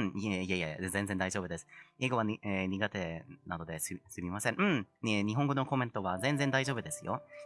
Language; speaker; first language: Japanese; non-native, fluent; English